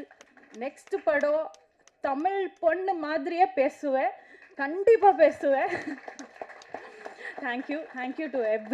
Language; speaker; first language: Tamil; non-native, learner; Kannada